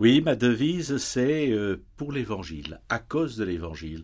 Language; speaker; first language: French; native; French